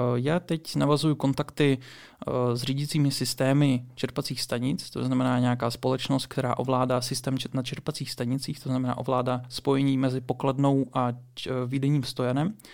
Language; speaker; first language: Czech; early bilingual, other home language; Russian